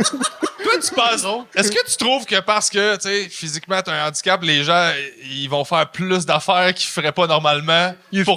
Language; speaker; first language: French; native; French